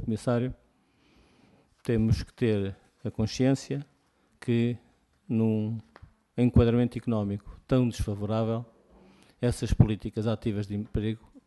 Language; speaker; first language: Portuguese; native; Portuguese